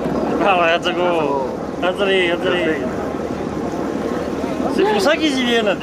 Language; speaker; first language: French; native; French